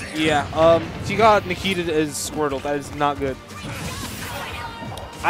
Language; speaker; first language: English; native; English